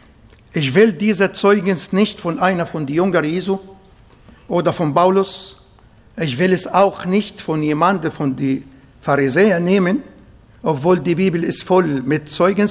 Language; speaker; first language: German; non-native, fluent; Arabic